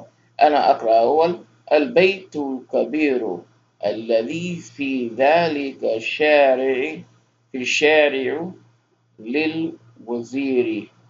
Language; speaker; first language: Arabic; non-native, fluent; English